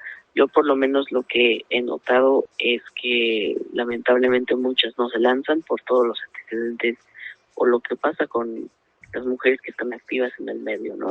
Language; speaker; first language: Spanish; native; Spanish